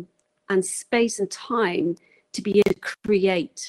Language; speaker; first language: English; native; English